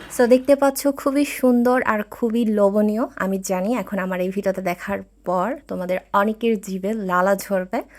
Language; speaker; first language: Bangla; non-native, local second language; Chakma